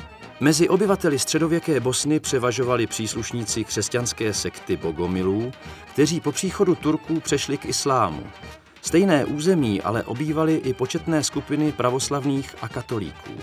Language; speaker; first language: Czech; native; Czech